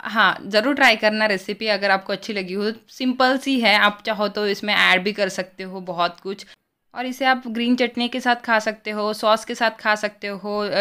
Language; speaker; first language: Hindi; native; Hindi